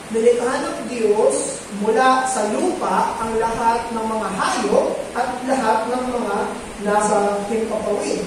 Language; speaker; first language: Filipino; native; Filipino